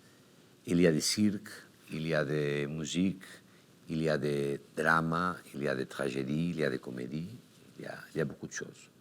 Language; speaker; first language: French; non-native, learner; Catalan